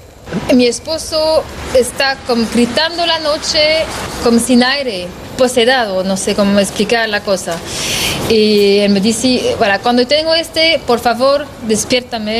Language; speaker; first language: Spanish; non-native, learner; French